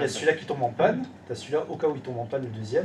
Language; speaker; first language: French; native; French